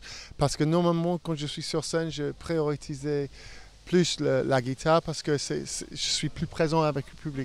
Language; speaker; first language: French; non-native, fluent; English